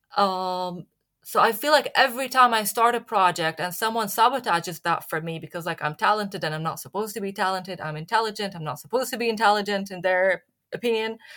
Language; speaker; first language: English; non-native, fluent; Arabic